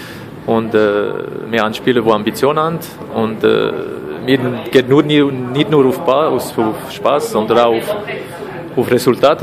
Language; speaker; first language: German; non-native, local second language; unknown